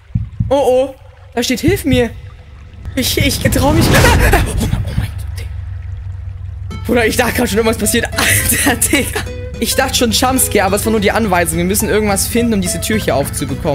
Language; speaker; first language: German; native; German